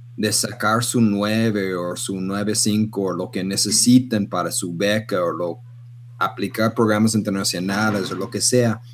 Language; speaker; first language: Spanish; non-native, fluent; English